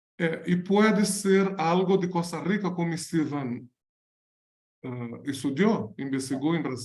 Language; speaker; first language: Spanish; non-native, learner; Portuguese